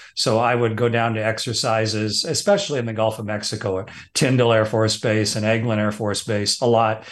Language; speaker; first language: English; native; English